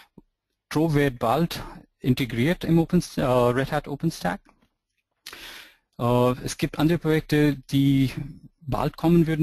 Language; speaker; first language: German; non-native, fluent; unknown